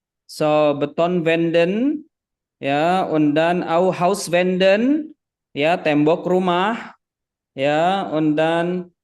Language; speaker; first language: German; non-native, fluent; Indonesian